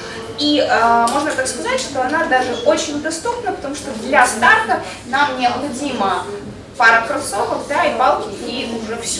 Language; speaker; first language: Russian; native; Russian